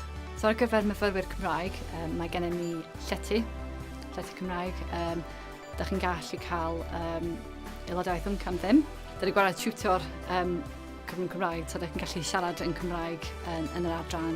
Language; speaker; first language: Welsh; non-native, local second language; English